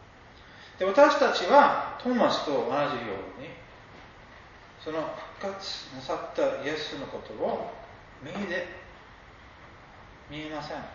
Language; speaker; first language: Japanese; non-native, fluent; English